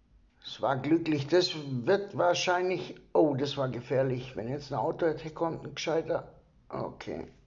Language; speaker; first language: German; native; German